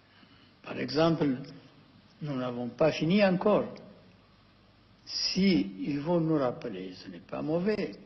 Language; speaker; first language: French; non-native, fluent; Amharic